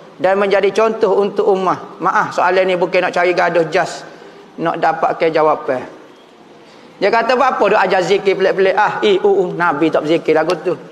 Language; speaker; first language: Malay; native; Malay